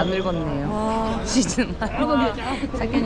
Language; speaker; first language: Korean; non-native, learner; Japanese